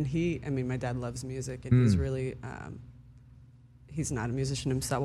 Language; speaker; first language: English; early bilingual, other home language; Hebrew